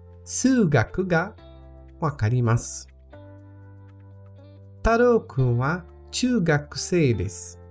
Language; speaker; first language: Japanese; non-native, learner; Portuguese